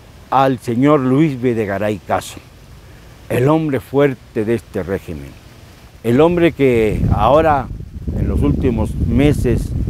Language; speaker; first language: Spanish; native; Spanish